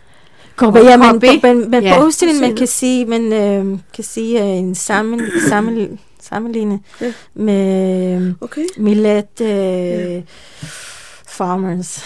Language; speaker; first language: Danish; non-native, learner; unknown